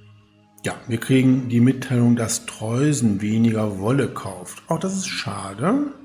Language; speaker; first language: German; native; German